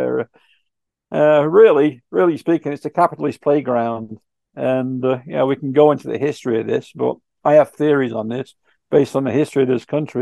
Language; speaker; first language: English; native; English